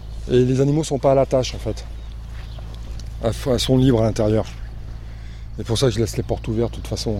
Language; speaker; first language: French; native; French